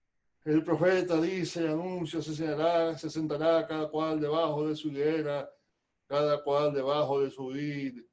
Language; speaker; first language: Spanish; native; Spanish